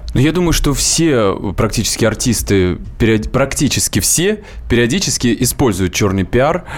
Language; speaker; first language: Russian; native; Russian